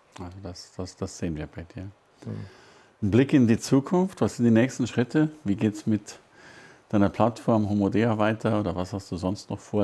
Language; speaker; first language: German; native; German